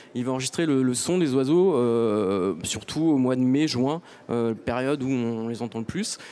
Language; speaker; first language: French; native; French